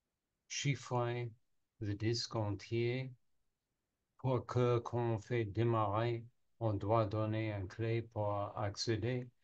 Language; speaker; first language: French; non-native, learner; English